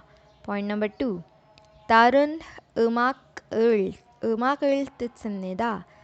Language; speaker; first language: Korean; non-native, learner; Urdu